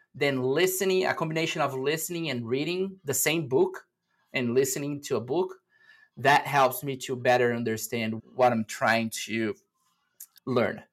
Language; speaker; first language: English; non-native, fluent; Portuguese